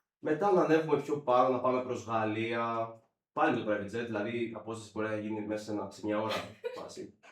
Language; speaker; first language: Greek; native; Greek